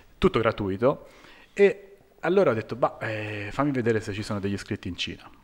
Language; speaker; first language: Italian; native; Italian